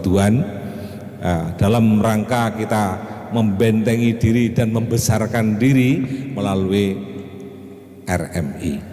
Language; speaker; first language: Indonesian; non-native, local second language; Javanese